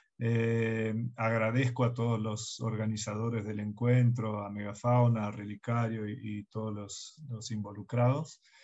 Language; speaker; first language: Spanish; early bilingual, heritage; Spanish